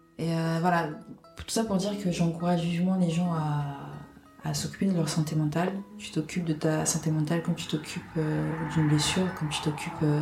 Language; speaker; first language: French; early bilingual, other home language; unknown